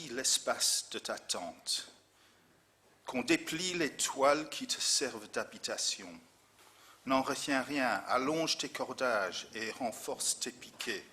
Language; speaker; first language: French; non-native, fluent; English